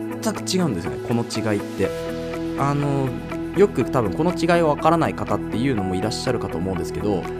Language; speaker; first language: Japanese; native; Japanese